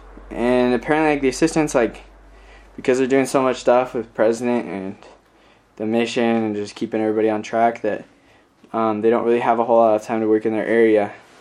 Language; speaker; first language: English; native; English